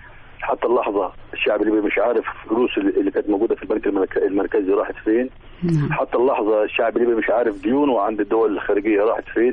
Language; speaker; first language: Arabic; native; Arabic